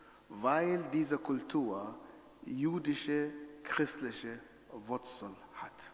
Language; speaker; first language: German; non-native, fluent; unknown